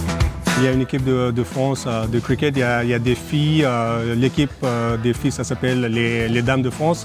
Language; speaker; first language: French; non-native, fluent; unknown